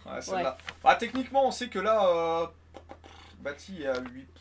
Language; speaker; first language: French; native; French